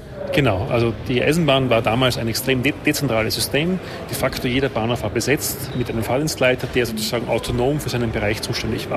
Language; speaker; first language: German; native; German